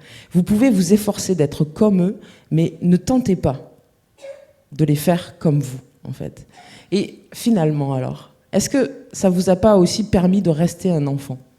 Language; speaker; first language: French; native; French